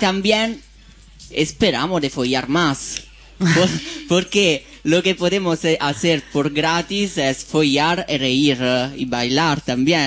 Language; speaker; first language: Spanish; non-native, fluent; Italian